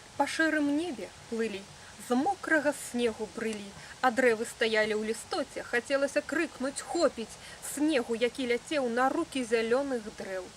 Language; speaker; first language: Belarusian; native; Belarusian